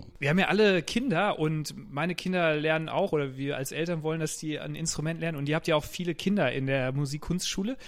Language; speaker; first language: German; native; German